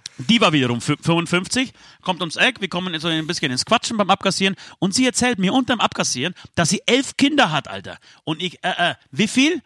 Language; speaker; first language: German; early bilingual, other home language; Polish